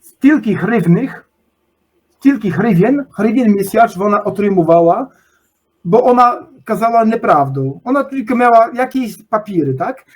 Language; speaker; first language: Polish; non-native, learner; Ukrainian